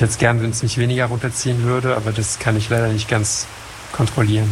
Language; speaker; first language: German; non-native, fluent; French